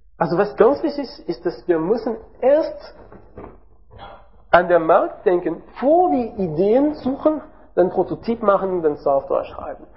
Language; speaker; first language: German; non-native, learner; French